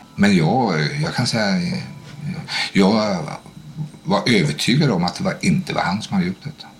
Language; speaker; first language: Swedish; native; Swedish